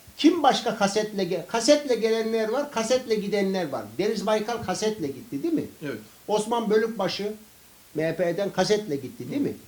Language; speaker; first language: Turkish; native; Turkish